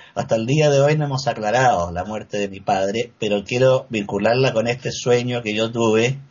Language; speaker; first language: Spanish; native; Spanish